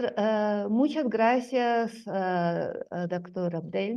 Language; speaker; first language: Spanish; non-native, fluent; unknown